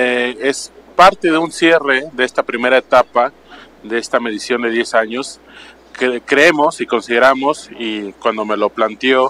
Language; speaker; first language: Spanish; native; Spanish